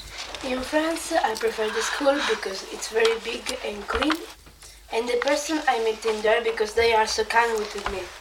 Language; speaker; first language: English; non-native, learner; Italian